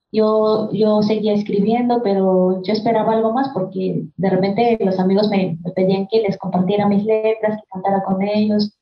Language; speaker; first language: Spanish; non-native, local second language; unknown